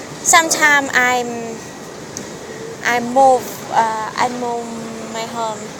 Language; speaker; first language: English; non-native, learner; Vietnamese